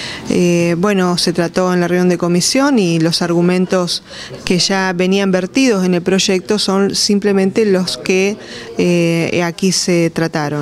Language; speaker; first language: Spanish; native; Spanish